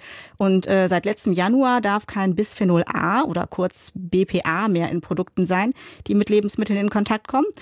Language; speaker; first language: German; native; German